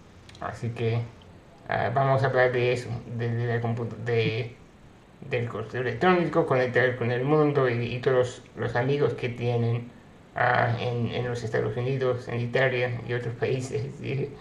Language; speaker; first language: Spanish; non-native, fluent; English